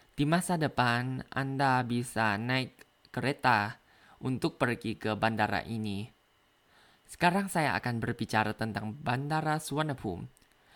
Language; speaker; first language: Indonesian; non-native, learner; Thai